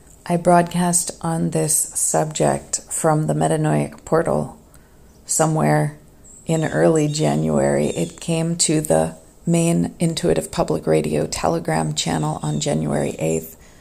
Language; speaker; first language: English; native; English